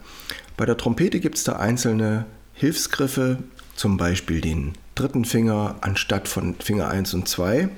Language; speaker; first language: German; native; German